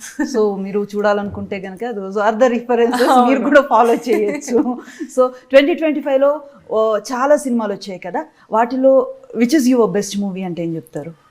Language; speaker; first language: Telugu; native; Telugu